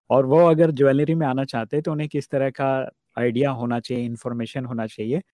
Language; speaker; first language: Hindi; native; Hindi